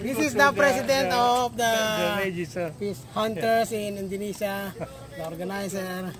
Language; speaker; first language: English; non-native, learner; Filipino